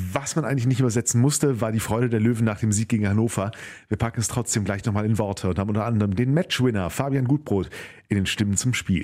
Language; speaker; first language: German; native; German